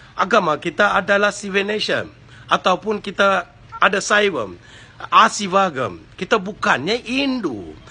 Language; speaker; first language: Malay; non-native, local second language; Tamil